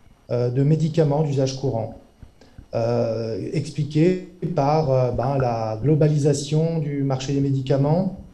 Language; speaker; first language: French; native; French